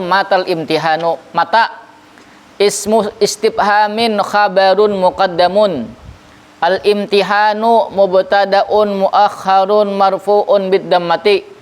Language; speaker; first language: Arabic; non-native, fluent; Indonesian